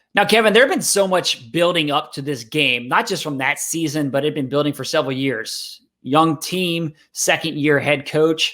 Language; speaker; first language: English; native; English